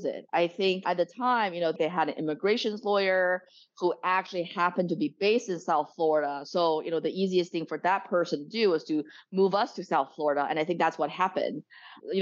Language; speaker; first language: English; early bilingual, other home language; Chinese